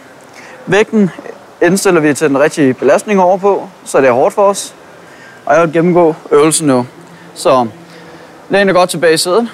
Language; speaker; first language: Danish; native; Danish